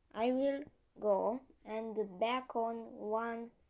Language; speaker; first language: English; non-native, learner; Romanian